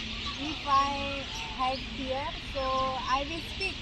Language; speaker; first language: English; non-native, learner; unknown